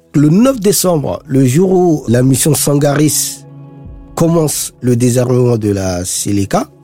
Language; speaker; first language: French; non-native, local second language; Sango